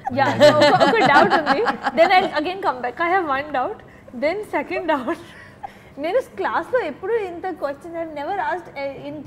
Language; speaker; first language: Telugu; non-native, learner; Hindi